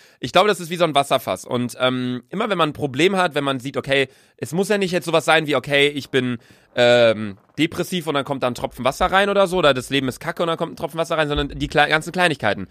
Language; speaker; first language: German; native; German